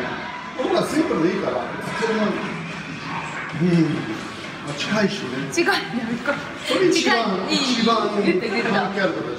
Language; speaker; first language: Japanese; non-native, fluent; English